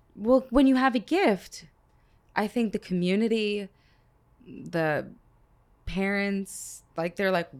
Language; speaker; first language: English; early bilingual, other home language; Hebrew